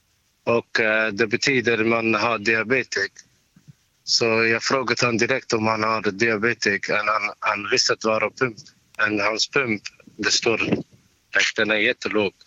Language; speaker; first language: Swedish; non-native, learner; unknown